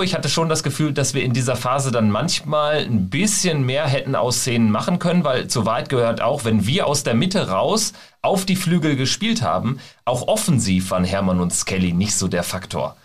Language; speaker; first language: German; native; German